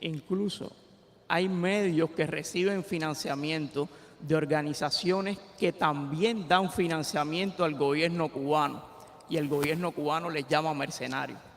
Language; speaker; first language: Spanish; native; Spanish